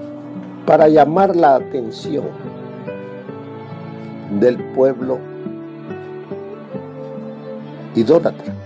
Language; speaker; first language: Spanish; native; Spanish